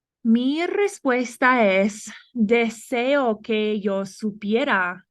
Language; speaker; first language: Spanish; non-native, fluent; English